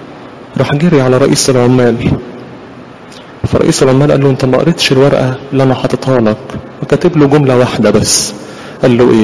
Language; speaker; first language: Arabic; native; Arabic